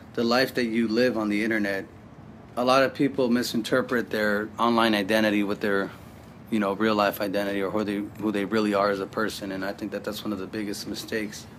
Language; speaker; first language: English; native; English